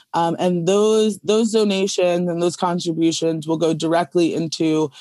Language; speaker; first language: English; native; English